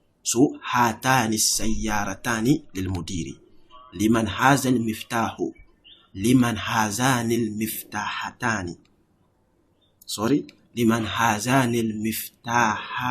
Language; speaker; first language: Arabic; non-native, fluent; English